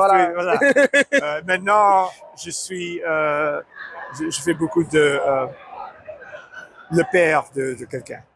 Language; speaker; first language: French; non-native, learner; English